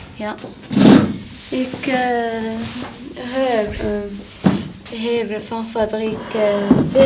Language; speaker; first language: Dutch; non-native, learner; Arabic